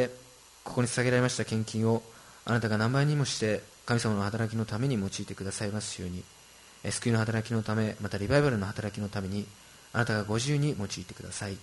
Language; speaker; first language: Japanese; native; Japanese